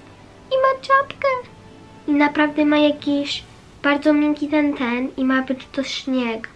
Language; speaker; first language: Polish; early bilingual, heritage; Polish